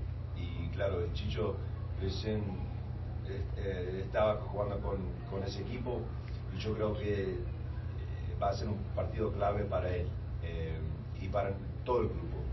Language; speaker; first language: Spanish; early bilingual, heritage; Spanish